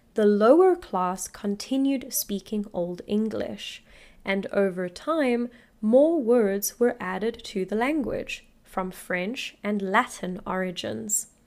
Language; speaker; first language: English; native; English